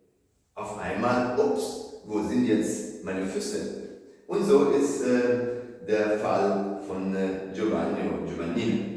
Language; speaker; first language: German; non-native, fluent; Italian